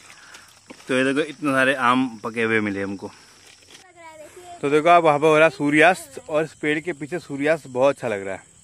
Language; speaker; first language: Hindi; native; Hindi